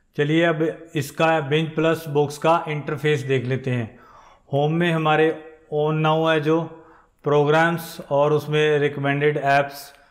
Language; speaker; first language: Hindi; non-native, local second language; Punjabi